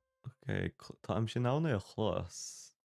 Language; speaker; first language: Irish; non-native, local second language; English